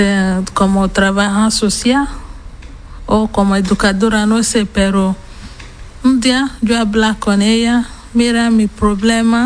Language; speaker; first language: Spanish; non-native, learner; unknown